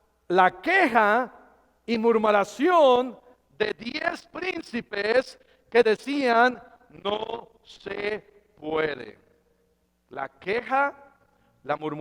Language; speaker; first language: Spanish; native; Spanish